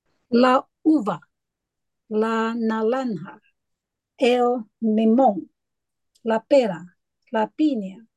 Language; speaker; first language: Spanish; non-native, learner; Chinese